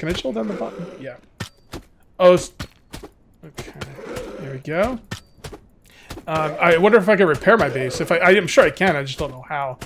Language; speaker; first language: English; native; English